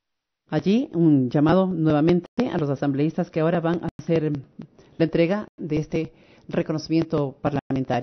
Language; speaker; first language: Spanish; native; Spanish